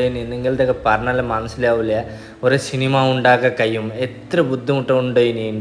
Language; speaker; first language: Malayalam; non-native, learner; Hindi